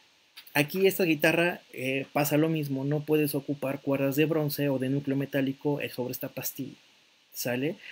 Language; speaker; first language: Spanish; native; Spanish